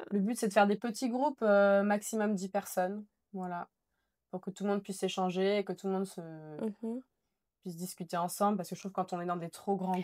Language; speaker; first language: French; native; French